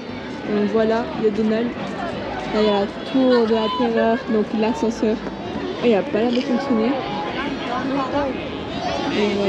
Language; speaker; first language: French; native; French